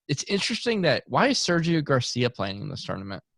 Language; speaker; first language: English; native; English